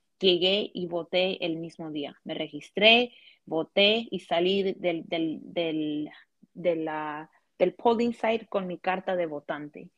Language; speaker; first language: Spanish; early bilingual, heritage; Spanish